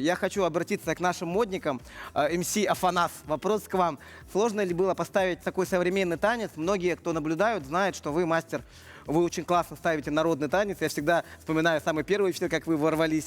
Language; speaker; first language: Russian; native; Russian